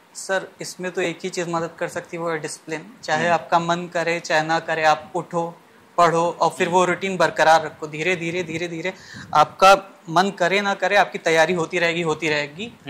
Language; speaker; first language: Hindi; native; Hindi